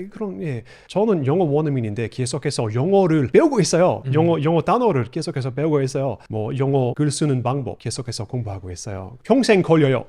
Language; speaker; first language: Korean; non-native, fluent; English